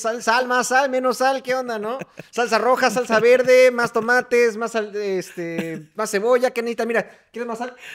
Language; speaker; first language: Spanish; early bilingual, heritage; Spanish